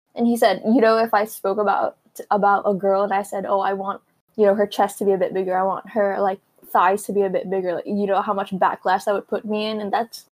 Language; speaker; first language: English; non-native, local second language; Filipino